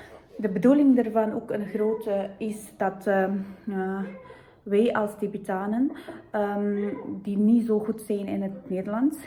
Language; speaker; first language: Dutch; non-native, fluent; Tibetan